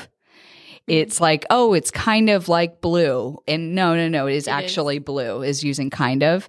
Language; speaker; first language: English; native; English